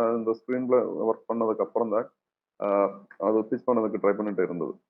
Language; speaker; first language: Tamil; non-native, learner; Malayalam